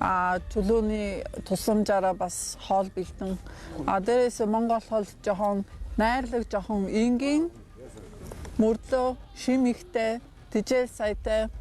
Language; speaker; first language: Mongolian; non-native, fluent; Polish